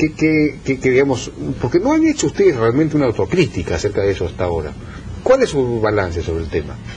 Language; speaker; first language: Spanish; native; Spanish